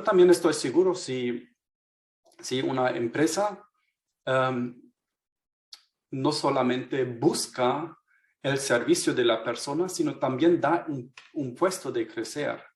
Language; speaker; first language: Spanish; non-native, fluent; German